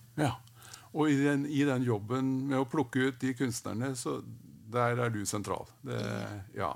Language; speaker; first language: Norwegian; native; Norwegian